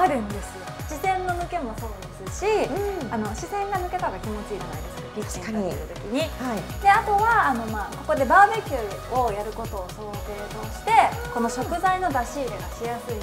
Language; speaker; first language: Japanese; native; Japanese